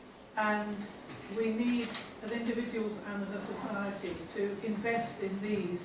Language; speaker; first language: English; native; English